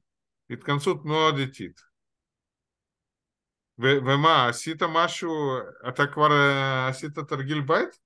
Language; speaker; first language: Hebrew; non-native, fluent; Russian